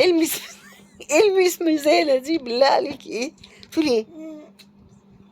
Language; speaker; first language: Arabic; native; Arabic